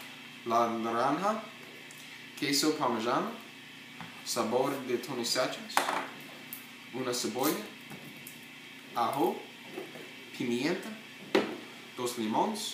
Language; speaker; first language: Spanish; non-native, learner; English